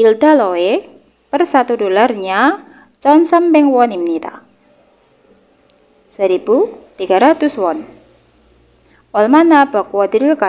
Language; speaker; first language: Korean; non-native, learner; Indonesian